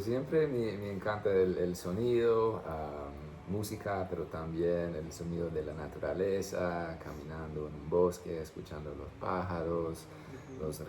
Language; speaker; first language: Spanish; non-native, fluent; English